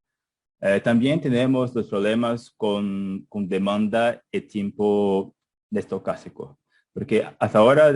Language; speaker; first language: Spanish; non-native, fluent; Portuguese